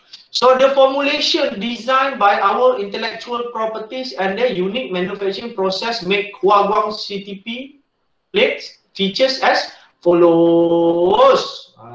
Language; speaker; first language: English; non-native, local second language; Malay